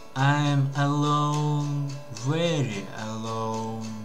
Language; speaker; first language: English; non-native, learner; Russian